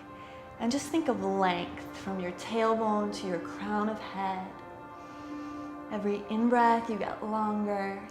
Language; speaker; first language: English; native; English